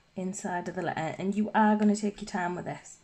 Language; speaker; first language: English; native; English